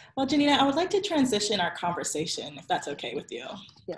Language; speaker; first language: English; native; English